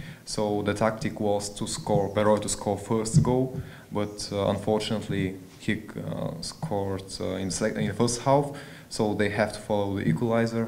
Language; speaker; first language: English; non-native, fluent; Bulgarian